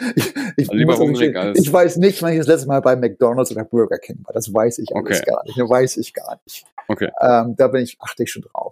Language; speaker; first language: German; native; German